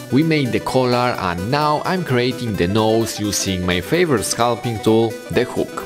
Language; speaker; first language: English; non-native, fluent; Polish